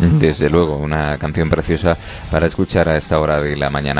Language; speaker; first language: Spanish; native; Spanish